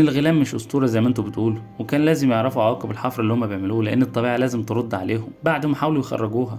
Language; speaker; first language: Arabic; native; Arabic